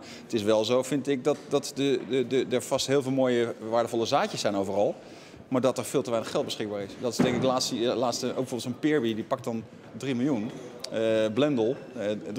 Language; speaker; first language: Dutch; native; Dutch